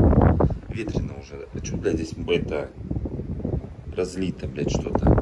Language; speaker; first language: Russian; native; Russian